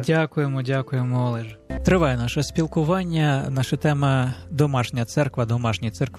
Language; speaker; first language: Ukrainian; native; Ukrainian